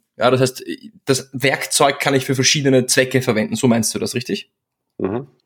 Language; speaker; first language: German; early bilingual, other home language; Czech